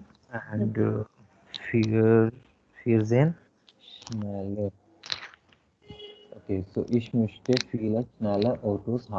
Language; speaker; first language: German; non-native, learner; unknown